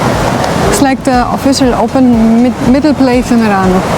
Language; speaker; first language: English; non-native, learner; German